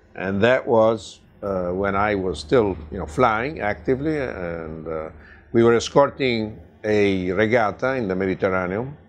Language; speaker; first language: English; non-native, fluent; Italian